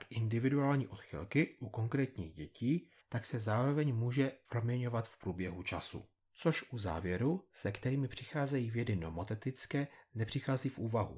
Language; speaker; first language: Czech; native; Czech